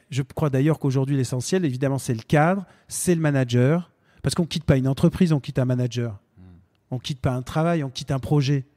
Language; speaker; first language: French; native; French